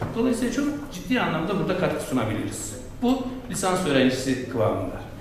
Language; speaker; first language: Turkish; native; Turkish